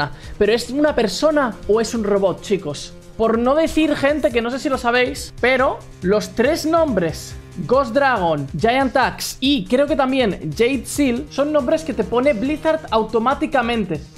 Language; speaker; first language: Spanish; native; Spanish